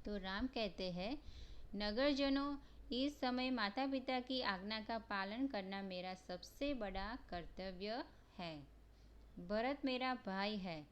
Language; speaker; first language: Hindi; non-native, local second language; Gujarati